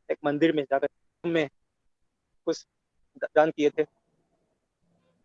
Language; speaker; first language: Hindi; non-native, local second language; Manipuri